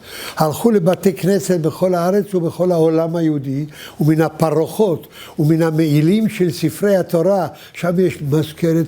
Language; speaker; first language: Hebrew; early bilingual, other home language; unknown